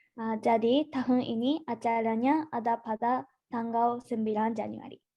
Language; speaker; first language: Indonesian; non-native, learner; Japanese